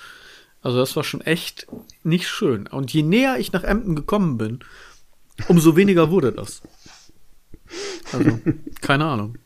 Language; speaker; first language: German; native; German